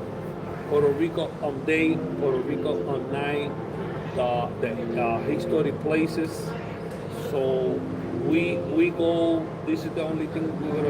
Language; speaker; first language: English; non-native, learner; Spanish